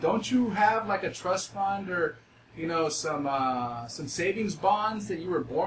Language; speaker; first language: English; native; English